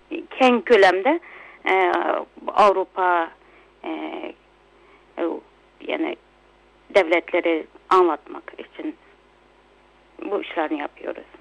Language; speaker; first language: Turkish; non-native, local second language; Uyghur